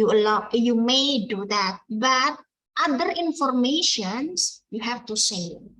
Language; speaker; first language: English; non-native, fluent; Indonesian